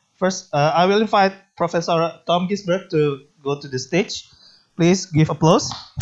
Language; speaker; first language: English; non-native, fluent; Indonesian